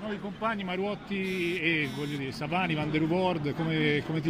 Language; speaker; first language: Italian; native; Italian